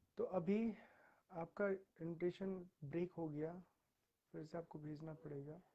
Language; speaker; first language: Hindi; native; Hindi